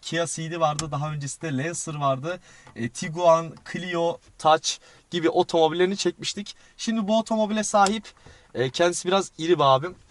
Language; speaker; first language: Turkish; native; Turkish